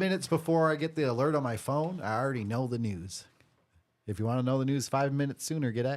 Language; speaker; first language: English; native; English